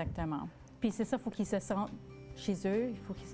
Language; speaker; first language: French; native; French